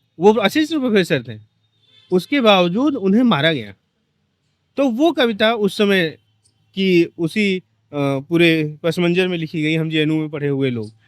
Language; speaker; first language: Hindi; native; Hindi